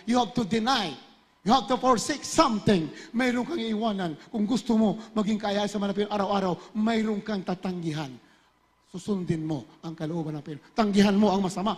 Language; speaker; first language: Filipino; native; Filipino